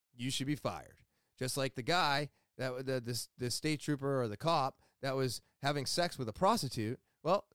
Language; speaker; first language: English; native; English